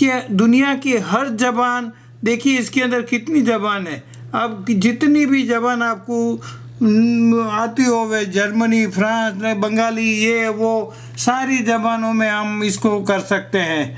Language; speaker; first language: Hindi; non-native, local second language; Gujarati